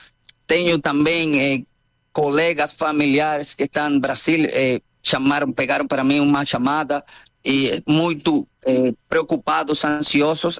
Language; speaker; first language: Portuguese; non-native, fluent; Spanish